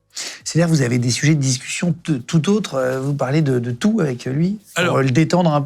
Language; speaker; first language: French; native; French